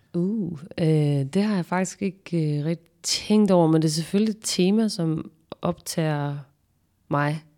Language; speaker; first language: Danish; native; Danish